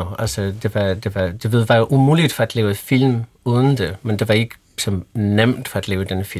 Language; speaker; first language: Danish; non-native, fluent; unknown